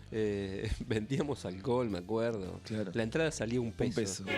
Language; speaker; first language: Spanish; native; Spanish